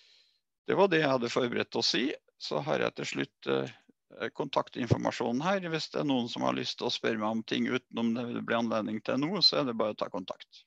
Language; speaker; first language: Norwegian; native; Norwegian